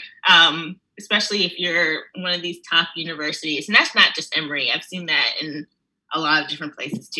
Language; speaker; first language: English; native; English